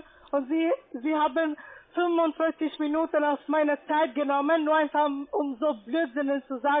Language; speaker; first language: German; non-native, fluent; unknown